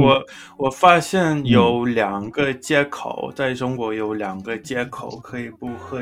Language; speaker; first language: Chinese; non-native, fluent; English